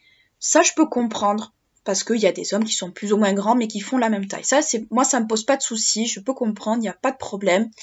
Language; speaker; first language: French; native; French